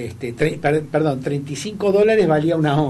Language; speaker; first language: Spanish; native; Spanish